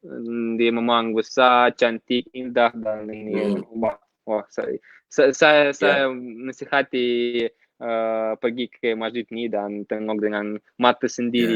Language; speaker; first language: Indonesian; non-native, fluent; Russian